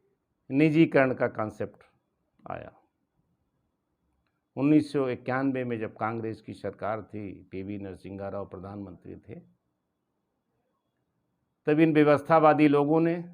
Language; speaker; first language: Hindi; native; Hindi